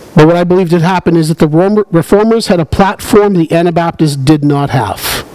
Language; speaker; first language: English; native; English